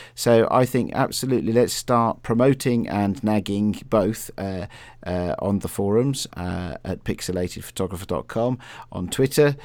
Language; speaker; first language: English; native; English